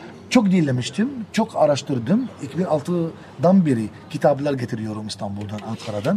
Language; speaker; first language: Turkish; non-native, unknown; Arabic